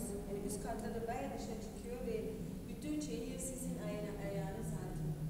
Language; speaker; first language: Turkish; non-native, fluent; German